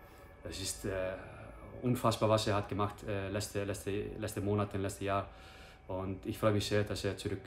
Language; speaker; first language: German; non-native, fluent; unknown